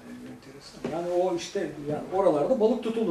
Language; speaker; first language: Turkish; native; Turkish